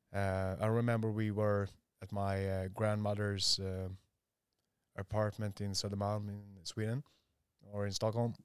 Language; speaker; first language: English; non-native, fluent; Swedish